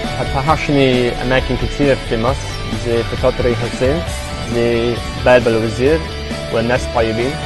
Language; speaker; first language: Egyptian Arabic; non-native, fluent; English